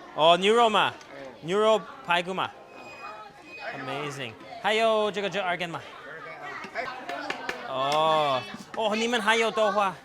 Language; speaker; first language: Chinese; non-native, fluent; English